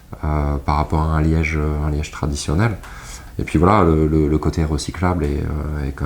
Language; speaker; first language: French; native; French